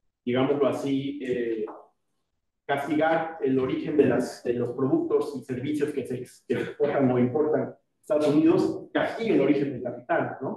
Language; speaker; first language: Spanish; native; Spanish